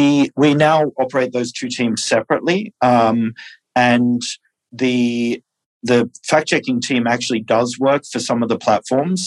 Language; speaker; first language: English; native; English